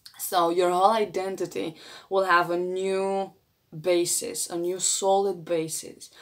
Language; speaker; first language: English; non-native, fluent; Romanian